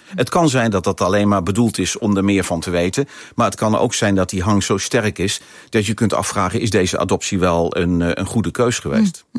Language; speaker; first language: Dutch; native; Dutch